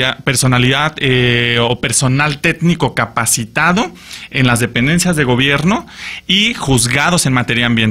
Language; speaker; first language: Spanish; native; Spanish